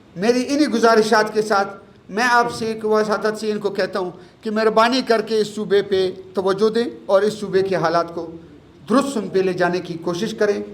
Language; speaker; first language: Urdu; non-native, local second language; Pashto